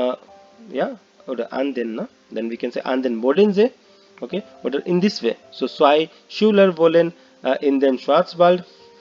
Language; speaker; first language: German; non-native, learner; Hindi